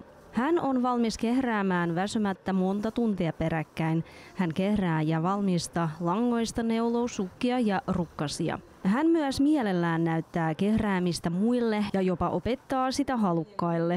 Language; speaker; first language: Finnish; non-native, local second language; Russian